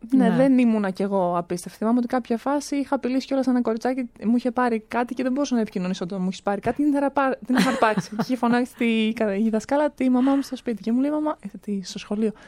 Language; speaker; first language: Greek; early bilingual, other home language; Romanian